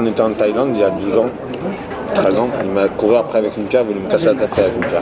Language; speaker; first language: French; native; French